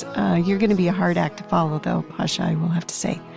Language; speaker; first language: English; native; English